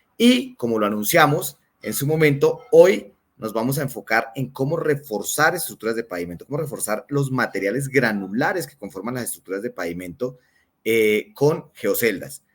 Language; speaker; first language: Spanish; native; Spanish